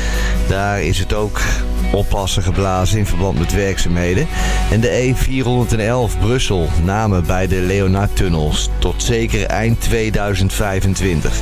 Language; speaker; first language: Dutch; native; Dutch